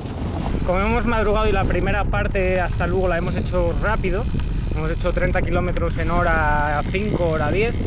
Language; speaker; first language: Spanish; native; Spanish